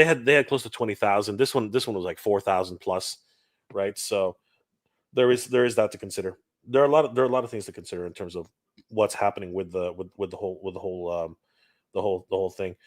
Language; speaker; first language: English; native; English